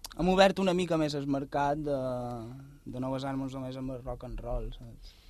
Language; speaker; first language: Catalan; native; Catalan